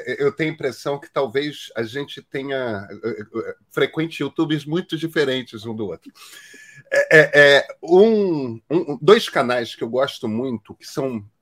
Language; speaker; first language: Portuguese; native; Portuguese